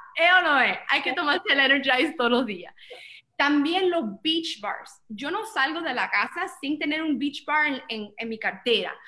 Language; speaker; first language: Spanish; early bilingual, heritage; Spanish